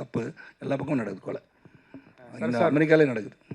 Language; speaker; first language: Tamil; native; Tamil